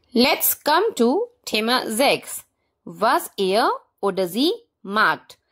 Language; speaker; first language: German; non-native, fluent; Hindi